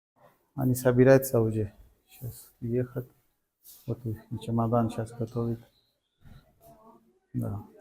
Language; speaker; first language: Russian; non-native, learner; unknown